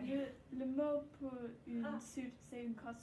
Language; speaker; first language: French; non-native, learner; English